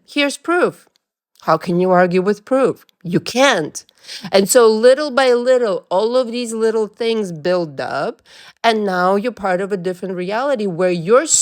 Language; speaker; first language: English; non-native, fluent; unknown